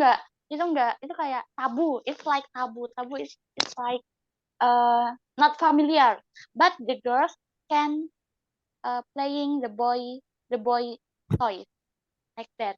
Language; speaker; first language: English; non-native, learner; Indonesian